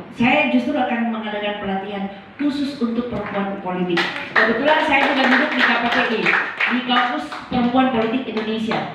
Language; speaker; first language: Indonesian; native; Indonesian